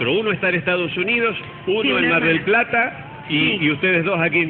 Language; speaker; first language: Spanish; native; Spanish